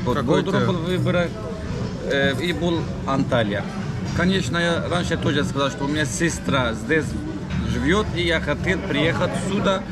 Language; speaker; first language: Russian; non-native, learner; Turkish